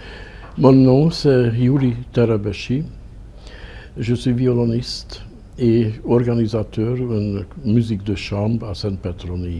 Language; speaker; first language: French; non-native, fluent; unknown